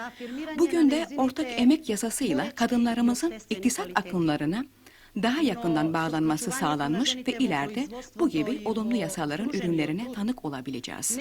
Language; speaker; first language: Turkish; native; Turkish